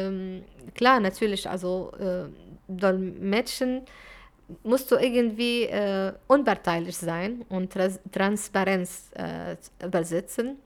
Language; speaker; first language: German; non-native, fluent; Arabic